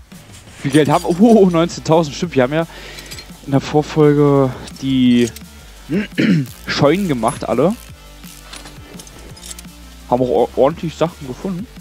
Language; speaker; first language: German; native; German